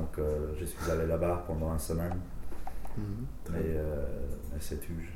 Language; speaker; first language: French; non-native, fluent; English